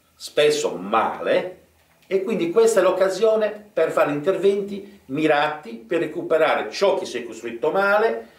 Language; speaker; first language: Italian; native; Italian